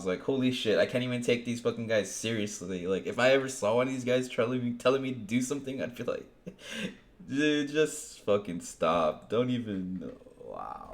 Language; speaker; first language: English; native; English